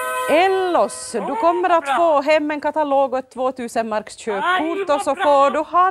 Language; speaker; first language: Swedish; native; Swedish